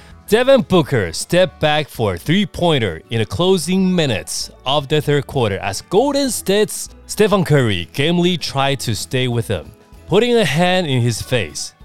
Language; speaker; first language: English; non-native, fluent; Chinese